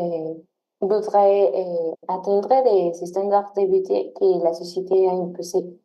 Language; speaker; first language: French; non-native, learner; Spanish